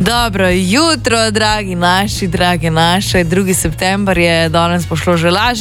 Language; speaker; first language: Slovenian; native; Slovenian